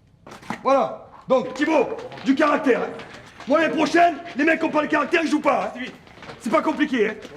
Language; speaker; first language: French; native; French